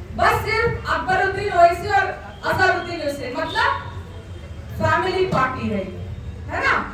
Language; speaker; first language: Hindi; non-native, local second language; Malayalam